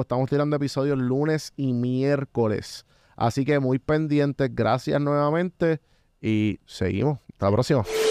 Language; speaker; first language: Spanish; native; Spanish